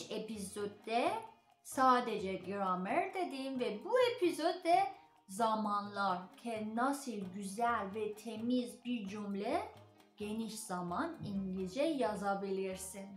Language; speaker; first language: Turkish; non-native, learner; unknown